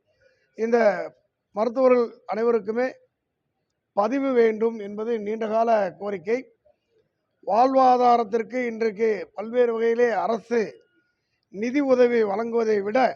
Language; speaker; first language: Tamil; native; Tamil